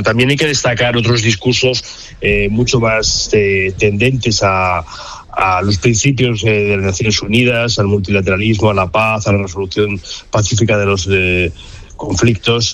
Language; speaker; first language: Spanish; native; Spanish